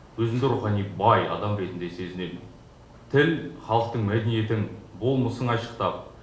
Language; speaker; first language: Kazakh; non-native, local second language; Russian